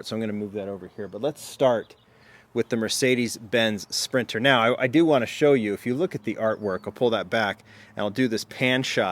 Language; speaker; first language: English; native; English